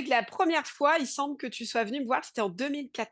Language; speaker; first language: French; native; French